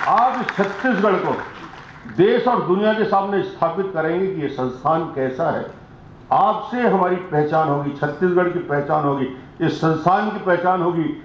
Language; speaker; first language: Hindi; native; Hindi